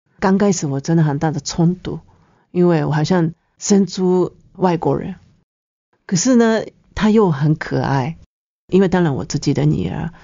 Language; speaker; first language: Chinese; non-native, fluent; Japanese